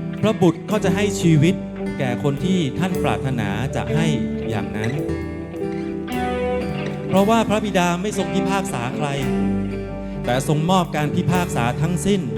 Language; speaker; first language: Thai; native; Thai